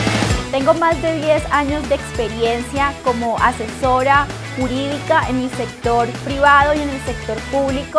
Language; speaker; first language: Spanish; native; Spanish